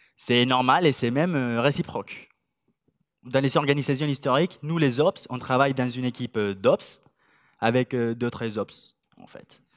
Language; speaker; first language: French; non-native, fluent; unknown